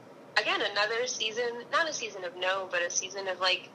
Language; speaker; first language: English; native; English